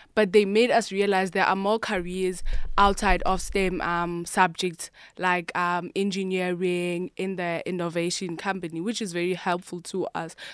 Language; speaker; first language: English; non-native, local second language; Xhosa